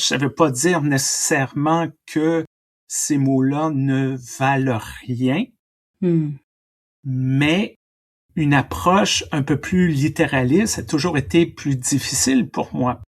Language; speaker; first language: French; native; French